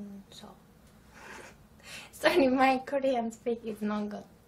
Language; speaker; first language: English; non-native, learner; Turkish